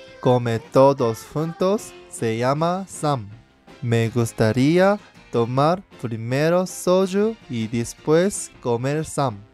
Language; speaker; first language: Spanish; non-native, learner; Korean